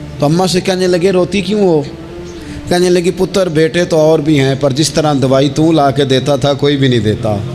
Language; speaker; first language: Urdu; non-native, local second language; Punjabi